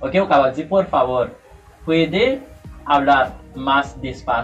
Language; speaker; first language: Spanish; non-native, learner; Haitian Creole